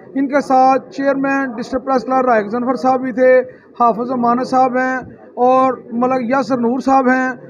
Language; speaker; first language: Urdu; non-native, local second language; Punjabi